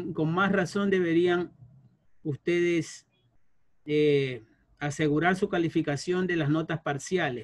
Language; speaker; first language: Spanish; native; Spanish